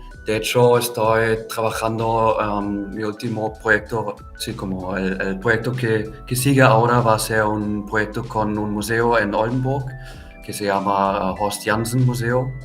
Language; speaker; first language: Spanish; non-native, fluent; German